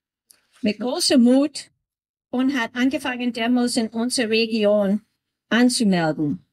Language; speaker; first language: German; non-native, learner; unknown